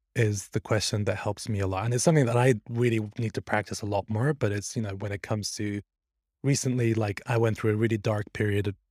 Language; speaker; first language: English; early bilingual, other home language; Persian